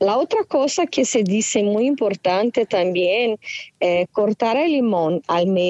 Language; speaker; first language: Spanish; non-native, fluent; Portuguese